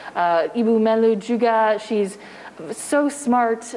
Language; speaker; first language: English; native; English